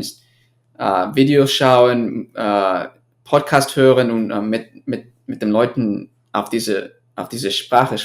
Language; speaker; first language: German; non-native, fluent; English